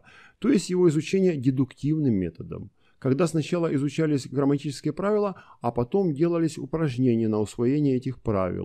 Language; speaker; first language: Russian; native; Russian